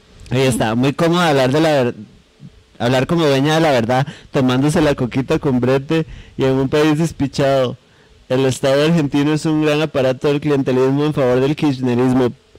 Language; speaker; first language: Spanish; native; Spanish